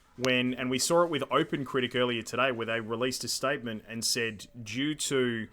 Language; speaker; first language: English; native; English